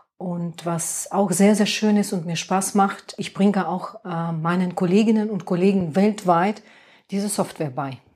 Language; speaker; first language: German; non-native, fluent; Russian